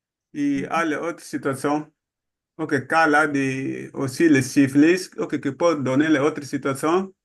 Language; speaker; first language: French; non-native, learner; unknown